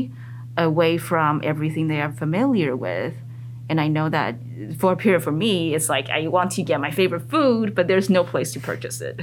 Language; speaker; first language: English; non-native, fluent; Chinese